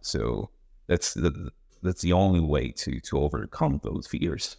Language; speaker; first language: English; non-native, fluent; Spanish